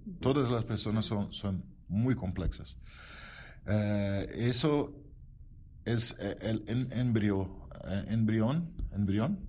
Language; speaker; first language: Spanish; non-native, learner; Portuguese